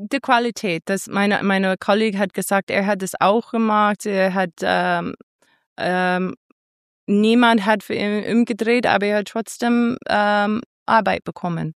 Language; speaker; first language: German; non-native, fluent; English